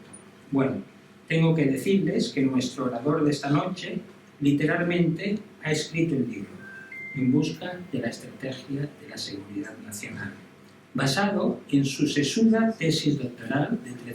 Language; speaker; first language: Spanish; native; Spanish